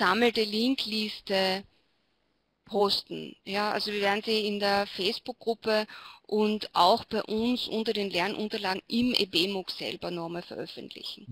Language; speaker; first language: German; native; German